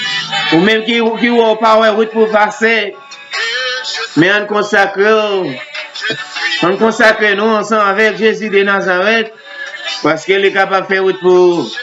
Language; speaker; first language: French; non-native, local second language; Haitian Creole